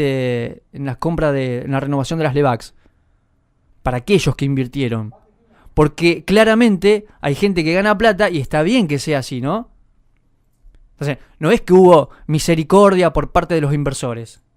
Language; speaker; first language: Spanish; native; Spanish